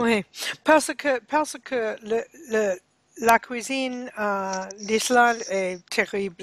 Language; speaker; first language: French; non-native, learner; English